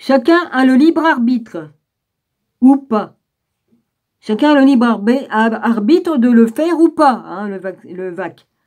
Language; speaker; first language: French; native; French